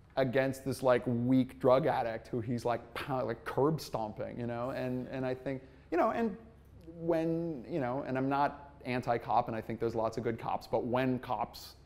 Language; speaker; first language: English; native; English